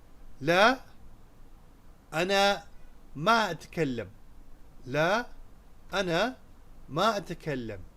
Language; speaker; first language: Arabic; non-native, fluent; Urdu